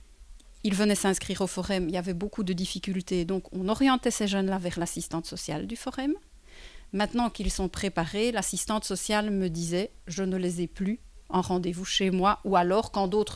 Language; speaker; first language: French; native; French